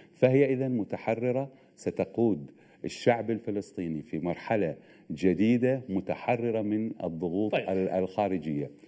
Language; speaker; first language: Arabic; native; Arabic